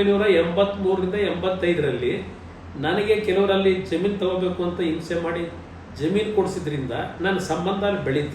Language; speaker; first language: Kannada; native; Kannada